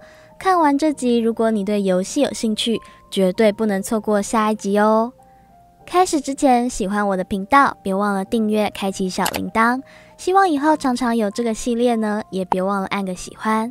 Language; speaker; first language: Chinese; native; Chinese